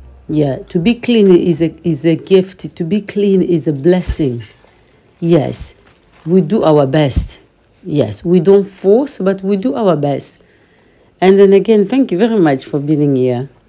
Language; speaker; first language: English; non-native, fluent; Lingala